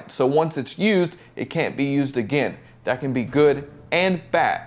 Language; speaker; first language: English; native; English